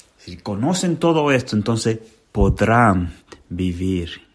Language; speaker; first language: Spanish; native; Spanish